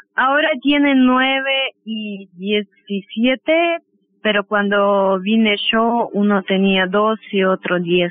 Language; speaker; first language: Spanish; non-native, fluent; Armenian